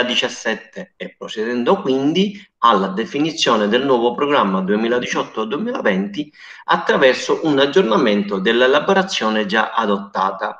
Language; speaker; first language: Italian; native; Italian